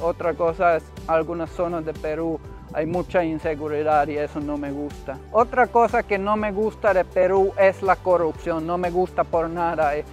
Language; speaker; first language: Spanish; non-native, fluent; Finnish